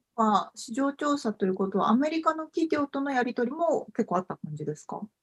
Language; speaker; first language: Japanese; native; Japanese